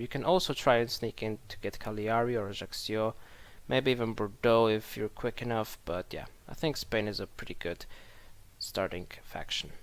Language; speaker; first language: English; non-native, fluent; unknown